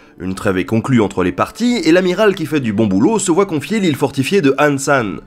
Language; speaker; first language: French; native; French